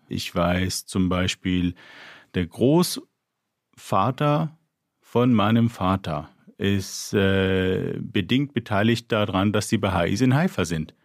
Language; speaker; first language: German; non-native, fluent; Arabic